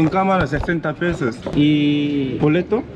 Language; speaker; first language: Spanish; non-native, learner; Korean